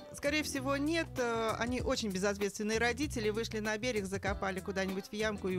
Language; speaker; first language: Russian; native; Russian